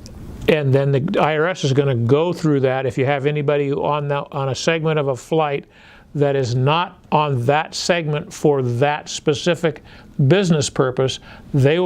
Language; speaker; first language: English; native; English